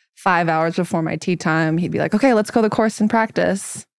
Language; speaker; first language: English; native; English